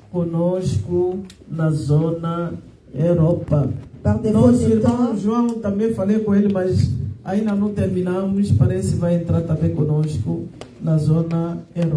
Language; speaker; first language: Portuguese; non-native, local second language; Lingala